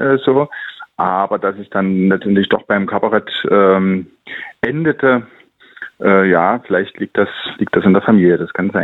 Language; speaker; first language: German; native; German